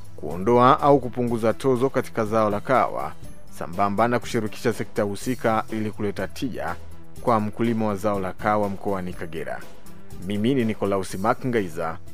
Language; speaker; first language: Swahili; native; Swahili